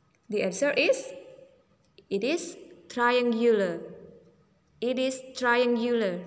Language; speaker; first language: English; non-native, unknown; Indonesian